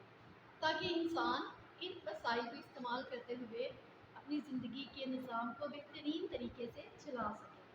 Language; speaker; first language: Urdu; native; Urdu